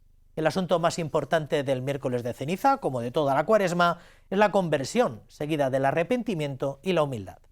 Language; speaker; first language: Spanish; native; Spanish